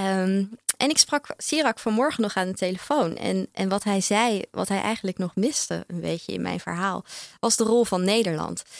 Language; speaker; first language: Dutch; native; Dutch